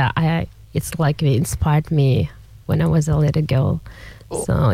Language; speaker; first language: English; non-native, learner; Kazakh